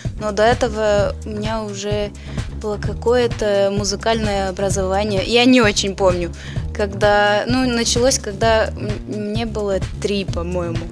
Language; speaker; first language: Russian; early bilingual, heritage; Russian